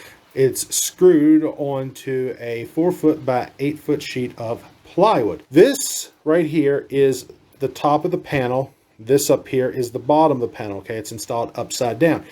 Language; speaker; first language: English; native; English